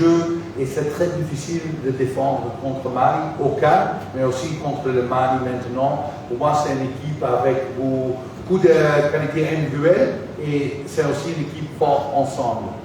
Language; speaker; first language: French; non-native, fluent; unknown